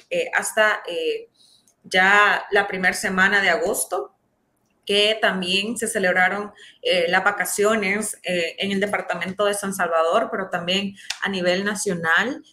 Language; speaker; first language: Spanish; native; Spanish